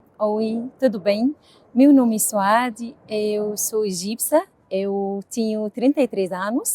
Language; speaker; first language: Portuguese; non-native, learner; Arabic